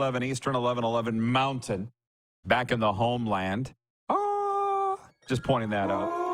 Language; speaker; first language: English; native; English